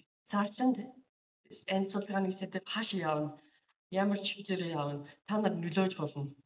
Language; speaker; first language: Mongolian; non-native, fluent; English